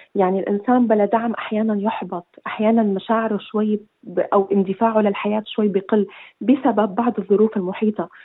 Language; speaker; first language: Arabic; native; Arabic